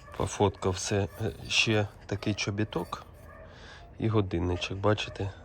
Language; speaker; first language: Ukrainian; non-native, local second language; Russian